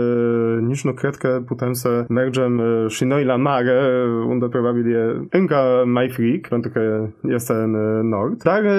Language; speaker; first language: Romanian; non-native, fluent; Polish